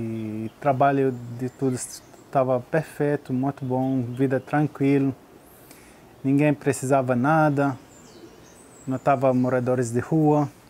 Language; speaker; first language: Portuguese; non-native, learner; Arabic